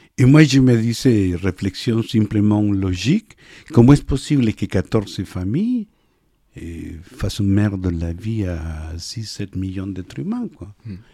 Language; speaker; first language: French; non-native, fluent; Spanish